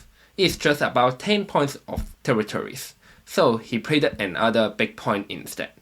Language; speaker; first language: English; non-native, fluent; Chinese